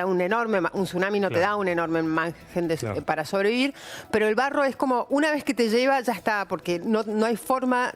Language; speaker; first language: Spanish; native; Spanish